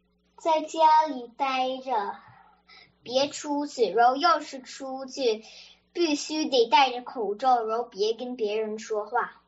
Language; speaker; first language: Chinese; early bilingual, other home language; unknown